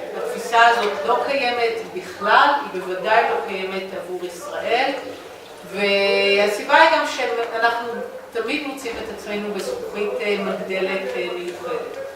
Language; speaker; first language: Hebrew; native; Hebrew